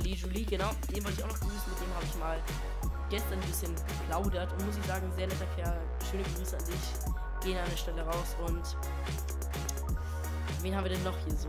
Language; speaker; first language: German; native; German